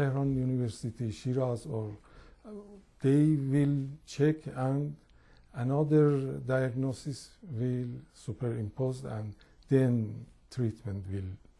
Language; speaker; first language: English; non-native, learner; Persian